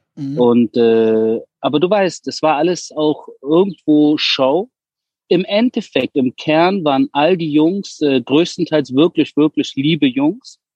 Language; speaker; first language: German; early bilingual, other home language; Persian